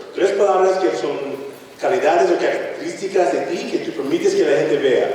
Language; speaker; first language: Spanish; early bilingual, other home language; English